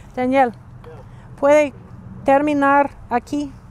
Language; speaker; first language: Spanish; non-native, learner; English